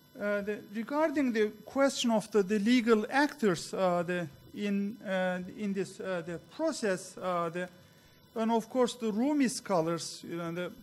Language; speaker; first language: English; non-native, fluent; Turkish